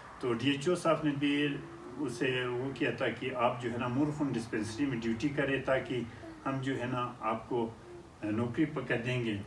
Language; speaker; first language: Urdu; non-native, local second language; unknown